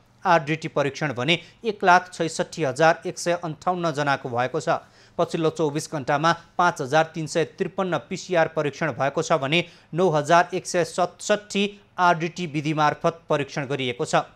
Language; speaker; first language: Nepali; native; Nepali